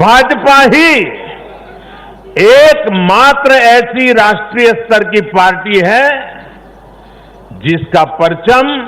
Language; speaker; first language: Hindi; non-native, local second language; Gujarati